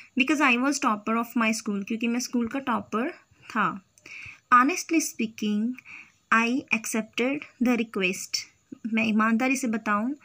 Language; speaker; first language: Hindi; native; Hindi